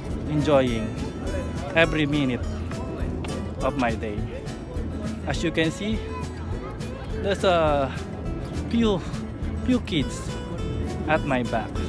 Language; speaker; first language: English; non-native, local second language; Filipino